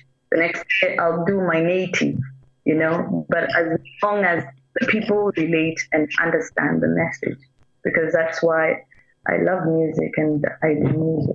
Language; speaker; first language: English; non-native, local second language; Swahili